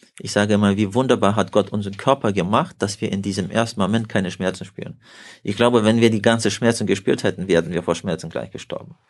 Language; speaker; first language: German; early bilingual, heritage; German